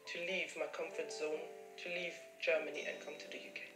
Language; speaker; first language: English; early bilingual, other home language; German